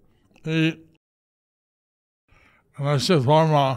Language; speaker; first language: Spanish; non-native, learner; English